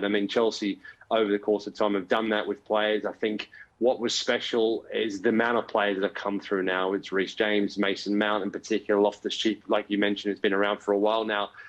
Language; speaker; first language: English; native; English